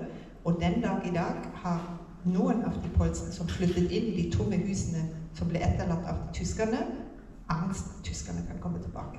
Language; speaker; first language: Norwegian; non-native, fluent; German